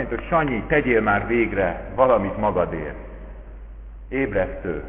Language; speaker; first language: Hungarian; native; Hungarian